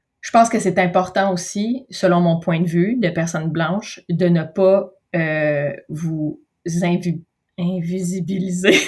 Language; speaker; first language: French; native; French